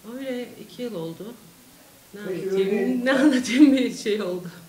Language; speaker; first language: Turkish; native; Turkish